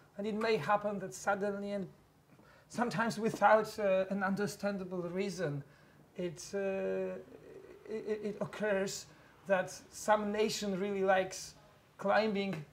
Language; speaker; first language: English; non-native, fluent; Polish